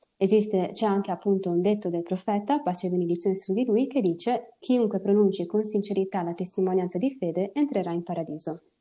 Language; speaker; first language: Italian; early bilingual, other home language; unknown